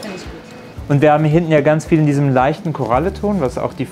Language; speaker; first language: German; native; German